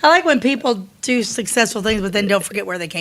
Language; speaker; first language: English; native; English